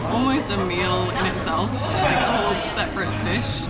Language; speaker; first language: English; native; English